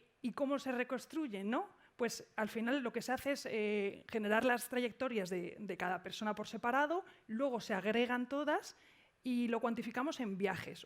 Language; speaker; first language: Spanish; native; Spanish